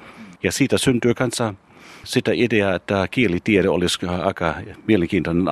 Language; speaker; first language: Finnish; non-native, fluent; German